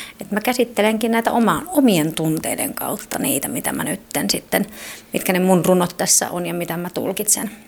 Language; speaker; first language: Finnish; native; Finnish